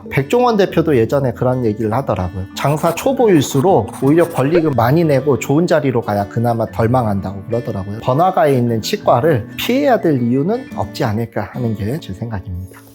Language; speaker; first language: Korean; native; Korean